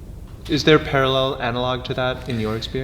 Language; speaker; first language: English; native; English